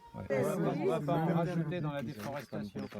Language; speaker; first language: French; native; French